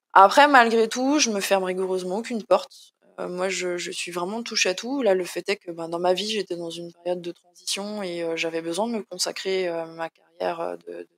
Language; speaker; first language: French; native; French